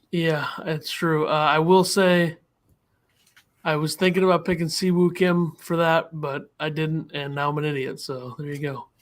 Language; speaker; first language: English; native; English